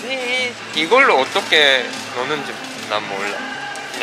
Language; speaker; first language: Korean; non-native, fluent; Japanese